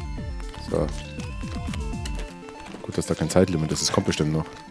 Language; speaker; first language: German; native; German